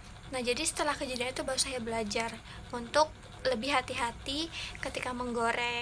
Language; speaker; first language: Indonesian; native; Indonesian